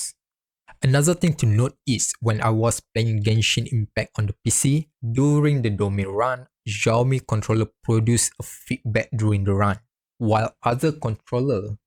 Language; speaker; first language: English; non-native, fluent; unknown